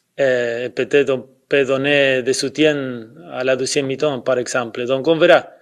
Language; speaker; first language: French; non-native, fluent; Spanish